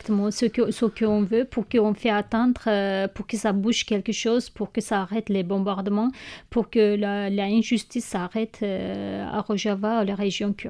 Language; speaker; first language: French; non-native, learner; Kurdish